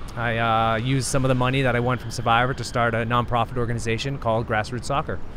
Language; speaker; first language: English; native; English